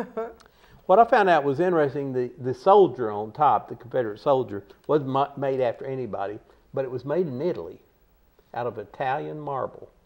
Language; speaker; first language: English; native; English